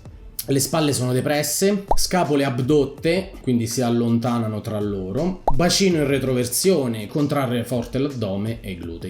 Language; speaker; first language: Italian; native; Italian